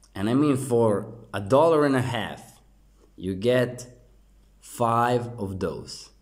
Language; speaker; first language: English; non-native, fluent; Croatian